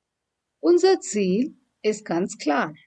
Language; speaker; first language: German; non-native, fluent; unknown